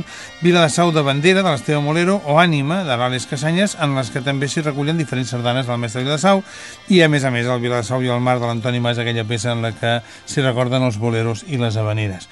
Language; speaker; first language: Catalan; native; Catalan